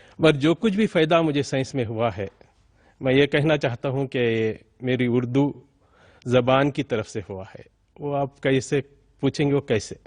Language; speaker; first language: Urdu; native; Urdu